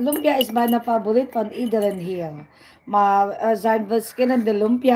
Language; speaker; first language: Dutch; non-native, fluent; Filipino